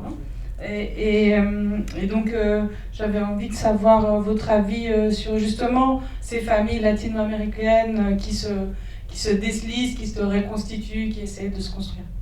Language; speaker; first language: French; native; French